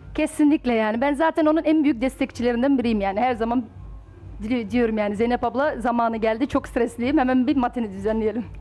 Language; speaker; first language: Turkish; early bilingual, heritage; Turkish